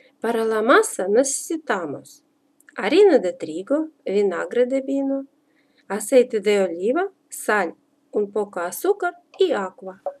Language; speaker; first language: Spanish; non-native, fluent; Russian